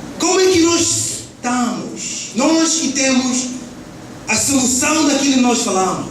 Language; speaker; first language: Portuguese; early bilingual, heritage; Portuguese